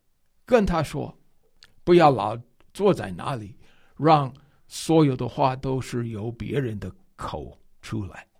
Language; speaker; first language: Chinese; non-native, fluent; English